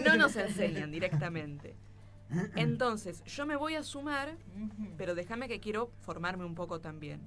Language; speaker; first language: Spanish; native; Spanish